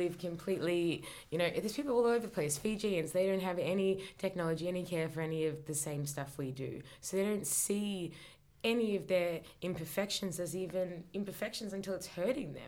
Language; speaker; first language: English; native; English